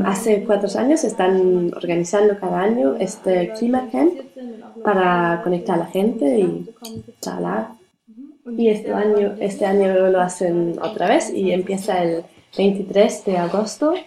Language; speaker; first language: Spanish; non-native, learner; German